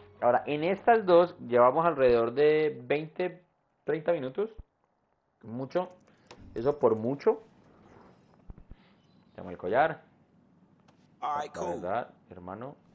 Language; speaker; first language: Spanish; native; Spanish